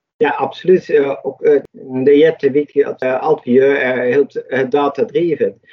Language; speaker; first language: Swedish; non-native, fluent; Dutch